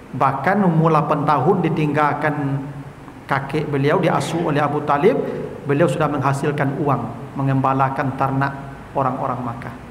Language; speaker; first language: Malay; non-native, local second language; Minangkabau